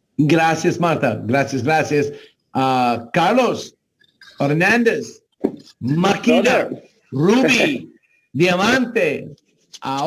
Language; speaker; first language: Spanish; non-native, learner; English